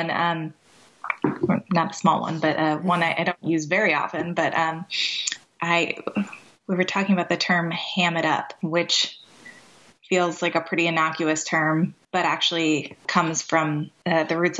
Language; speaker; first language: English; native; English